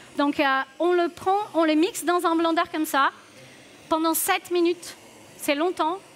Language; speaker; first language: French; non-native, fluent; Portuguese